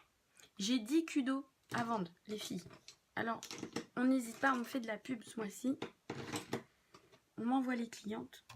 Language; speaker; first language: French; native; French